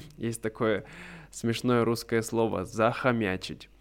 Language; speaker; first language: Russian; native; Russian